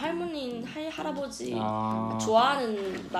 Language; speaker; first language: Korean; non-native, learner; Chinese